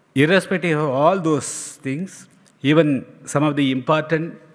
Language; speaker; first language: English; non-native, local second language; Tamil